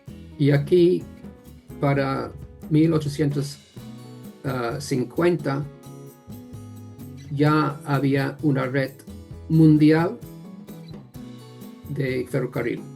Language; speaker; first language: Spanish; non-native, fluent; English